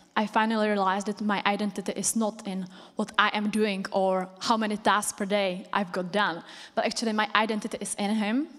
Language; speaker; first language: English; non-native, fluent; Czech